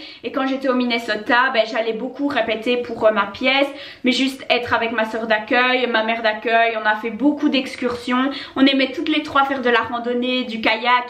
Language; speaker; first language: French; native; French